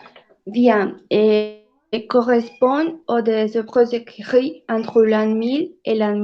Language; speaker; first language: French; non-native, learner; Spanish